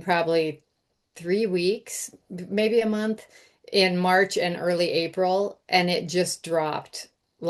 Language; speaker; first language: English; native; English